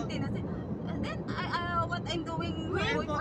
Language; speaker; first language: English; non-native, learner; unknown